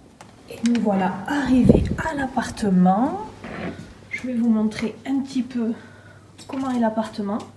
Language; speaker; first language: French; native; French